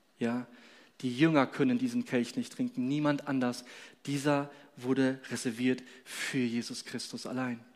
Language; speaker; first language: German; non-native, fluent; Polish